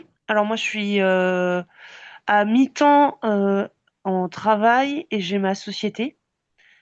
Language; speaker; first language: French; native; French